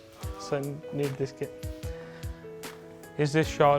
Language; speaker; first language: English; non-native, learner; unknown